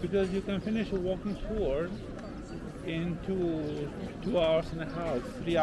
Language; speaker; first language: English; non-native, local second language; Albanian